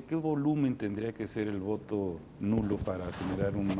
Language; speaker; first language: Spanish; native; Spanish